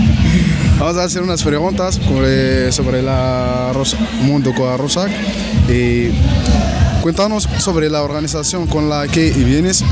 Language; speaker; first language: Spanish; non-native, learner; Arabic